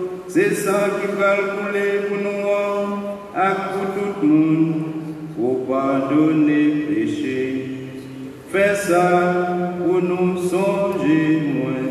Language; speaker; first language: French; non-native, local second language; Haitian Creole